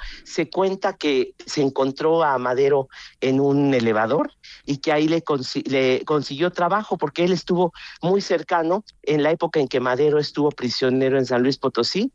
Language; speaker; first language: Spanish; native; Spanish